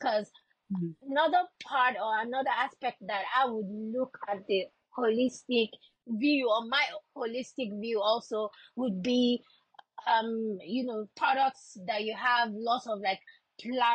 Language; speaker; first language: English; non-native, local second language; Yoruba